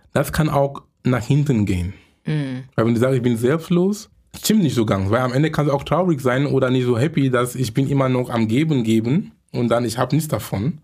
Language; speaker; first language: German; non-native, fluent; English